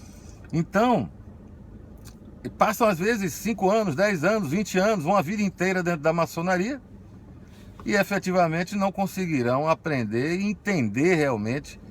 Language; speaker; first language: Portuguese; native; Portuguese